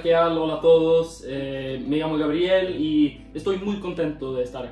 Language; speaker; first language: Spanish; non-native, learner; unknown